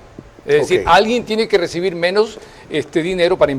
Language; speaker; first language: Spanish; native; Spanish